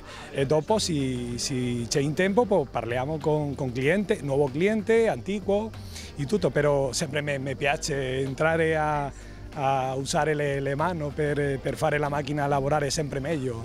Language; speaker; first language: Italian; non-native, fluent; Spanish